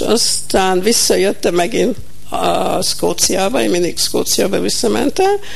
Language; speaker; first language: Hungarian; early bilingual, heritage; Hungarian